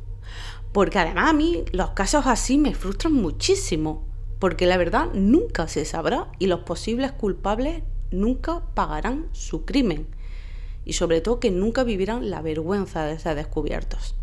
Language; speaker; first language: Spanish; native; Spanish